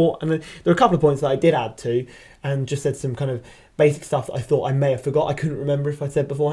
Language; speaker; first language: English; native; English